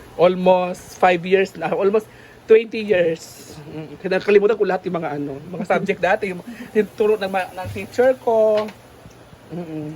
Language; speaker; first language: Filipino; non-native, local second language; Cebuano